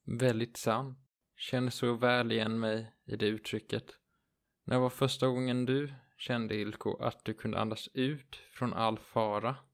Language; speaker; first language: Swedish; native; Swedish